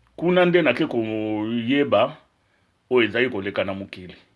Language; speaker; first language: Lingala; non-native, local second language; Luba-Lulua